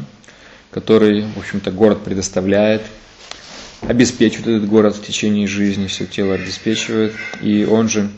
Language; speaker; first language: Russian; native; Russian